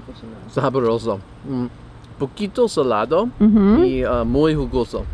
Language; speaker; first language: Spanish; non-native, learner; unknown